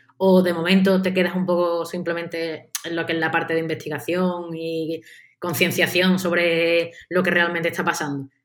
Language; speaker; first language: Spanish; native; Spanish